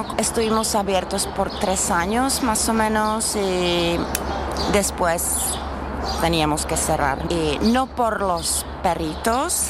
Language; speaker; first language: Spanish; non-native, fluent; Czech